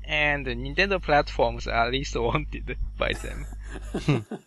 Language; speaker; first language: English; non-native, fluent; Japanese